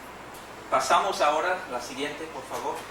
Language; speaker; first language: Spanish; non-native, fluent; English